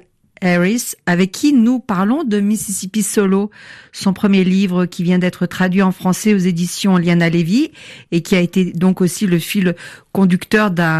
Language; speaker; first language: French; native; French